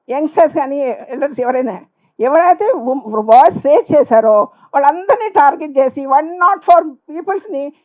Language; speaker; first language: Telugu; non-native, local second language; Urdu